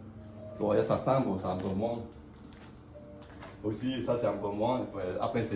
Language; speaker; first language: French; non-native, fluent; Vietnamese